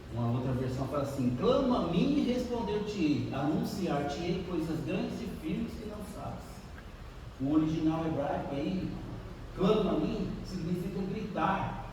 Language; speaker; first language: Portuguese; native; Portuguese